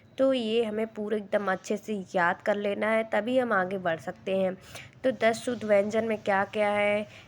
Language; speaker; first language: Hindi; native; Hindi